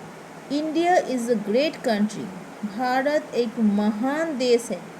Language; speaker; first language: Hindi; non-native, local second language; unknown